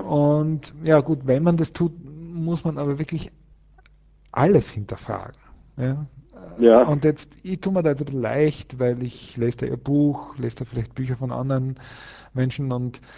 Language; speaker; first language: German; native; German